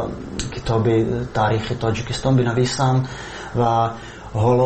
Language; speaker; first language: Tajik; non-native, fluent; Czech